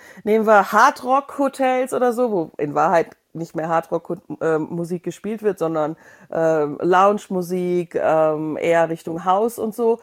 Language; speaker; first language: German; native; German